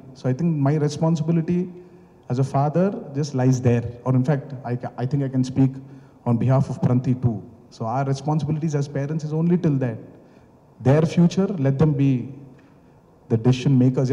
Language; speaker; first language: English; non-native, local second language; Telugu